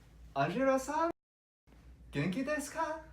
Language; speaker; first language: Japanese; non-native, learner; English